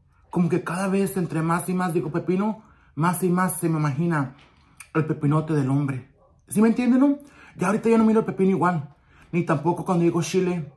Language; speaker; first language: Spanish; early bilingual, heritage; Spanish